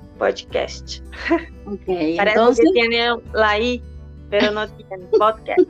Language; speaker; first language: Spanish; non-native, fluent; Portuguese